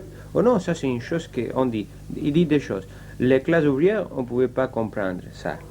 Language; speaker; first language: French; non-native, learner; Spanish